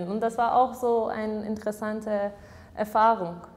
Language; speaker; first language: German; non-native, fluent; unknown